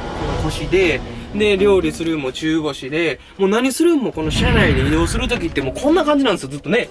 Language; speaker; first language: Japanese; native; Japanese